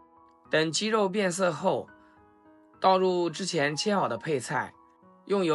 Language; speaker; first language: Chinese; native; Chinese